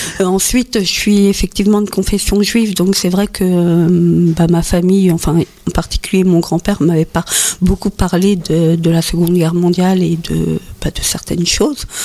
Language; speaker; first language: French; native; French